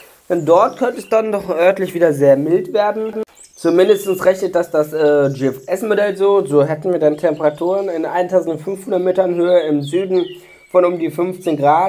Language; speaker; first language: German; native; German